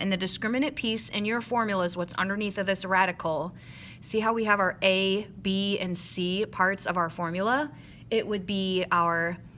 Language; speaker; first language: English; native; English